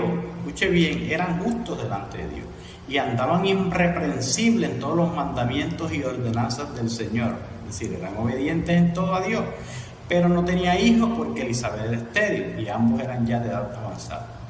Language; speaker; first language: Spanish; native; Spanish